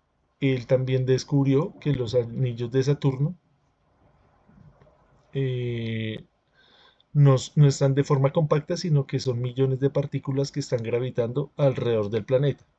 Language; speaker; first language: Spanish; native; Spanish